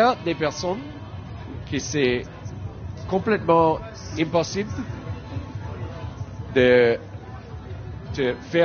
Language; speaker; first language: French; non-native, learner; English